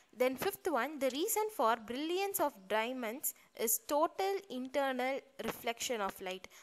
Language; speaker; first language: English; non-native, local second language; Tamil